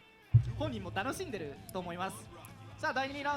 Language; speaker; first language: Japanese; native; Japanese